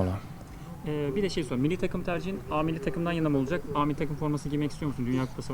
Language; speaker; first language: Turkish; native; Turkish